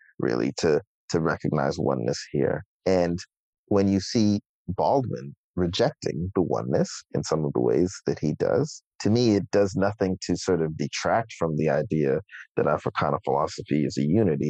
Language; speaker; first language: English; native; English